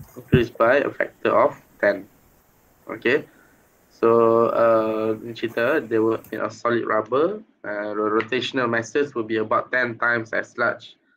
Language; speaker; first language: English; non-native, local second language; Malay